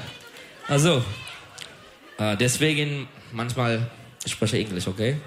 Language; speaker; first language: German; non-native, learner; Turkish